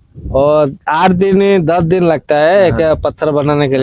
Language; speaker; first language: Hindi; non-native, local second language; Odia